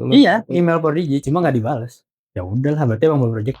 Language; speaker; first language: Indonesian; native; Indonesian